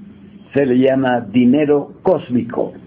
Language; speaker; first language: Spanish; native; Spanish